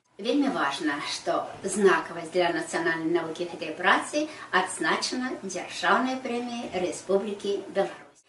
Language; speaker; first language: Belarusian; native; Belarusian